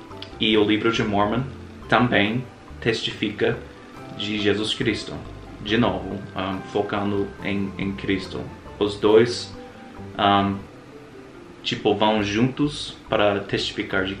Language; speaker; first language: Portuguese; non-native, fluent; English